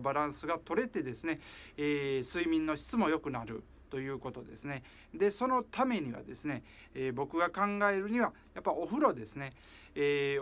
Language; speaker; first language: Japanese; native; Japanese